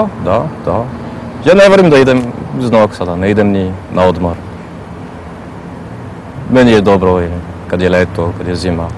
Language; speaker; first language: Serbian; non-native, fluent; French